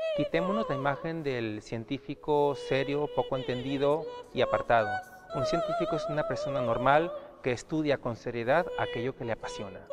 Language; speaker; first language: Spanish; native; Spanish